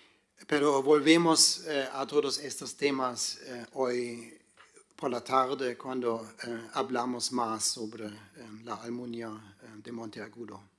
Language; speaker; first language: Spanish; non-native, fluent; German